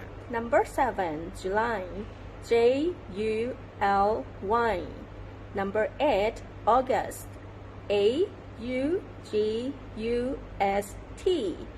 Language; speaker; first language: English; non-native, learner; Thai